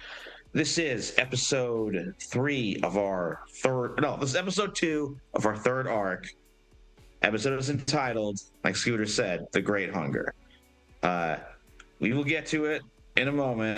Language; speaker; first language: English; native; English